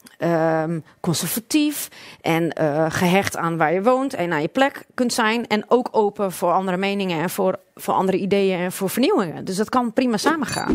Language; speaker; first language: Dutch; non-native, local second language; Western Frisian